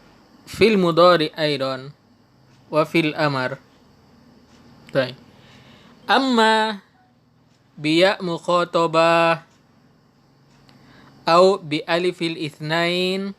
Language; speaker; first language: Arabic; non-native, fluent; Indonesian